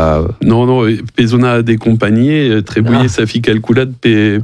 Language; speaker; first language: Romanian; non-native, learner; French